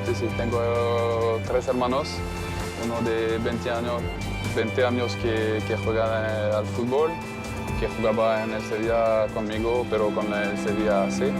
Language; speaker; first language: Spanish; non-native, fluent; French